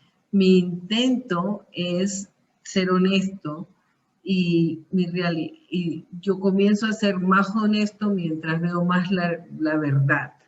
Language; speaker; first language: Spanish; early bilingual, heritage; Spanish